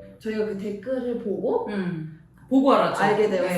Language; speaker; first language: Korean; native; Korean